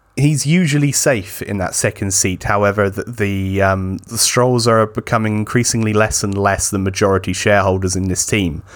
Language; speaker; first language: English; native; English